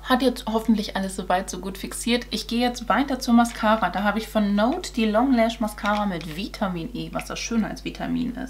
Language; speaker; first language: German; native; German